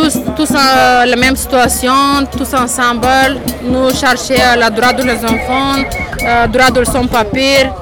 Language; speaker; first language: French; non-native, learner; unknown